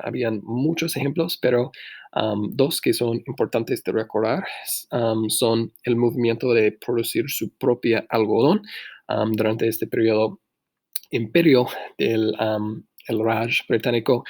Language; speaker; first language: Spanish; non-native, fluent; English